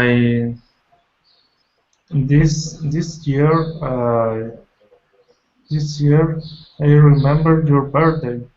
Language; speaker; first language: English; non-native, learner; Spanish